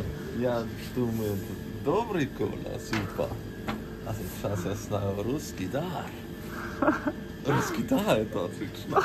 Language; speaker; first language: Russian; non-native, learner; German